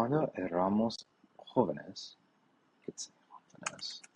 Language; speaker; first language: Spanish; non-native, learner; English